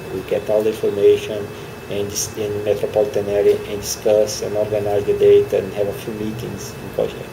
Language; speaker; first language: English; non-native, learner; Portuguese